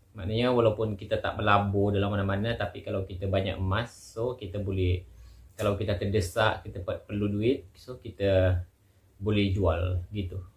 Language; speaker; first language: Malay; native; Malay